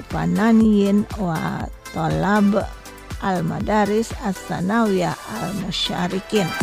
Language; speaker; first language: Arabic; non-native, fluent; Indonesian